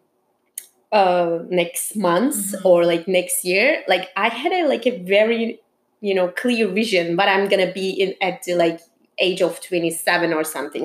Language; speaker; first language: English; non-native, fluent; Turkish